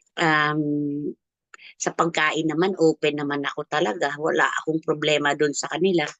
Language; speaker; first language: Filipino; non-native, local second language; Cebuano